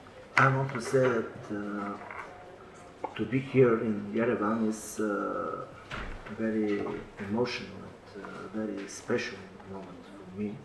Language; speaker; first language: English; non-native, learner; Bulgarian